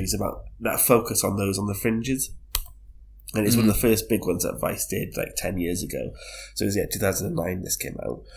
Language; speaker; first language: English; native; English